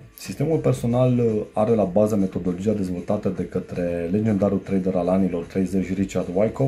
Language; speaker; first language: Romanian; native; Romanian